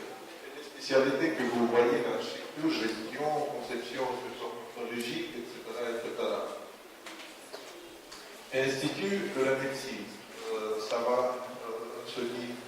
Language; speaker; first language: French; non-native, fluent; Russian